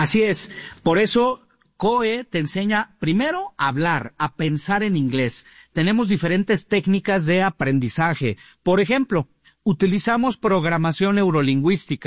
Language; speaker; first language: Spanish; native; Spanish